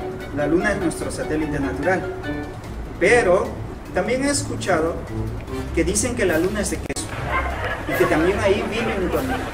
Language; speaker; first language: Spanish; native; Spanish